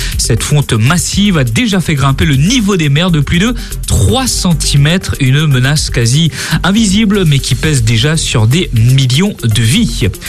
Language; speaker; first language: French; native; French